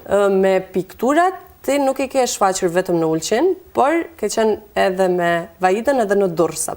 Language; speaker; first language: Albanian; native; Albanian